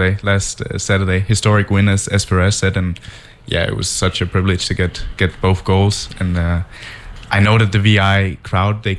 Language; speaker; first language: English; non-native, fluent; Danish